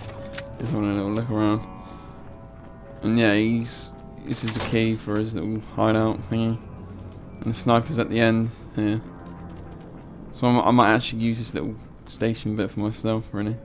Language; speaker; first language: English; native; English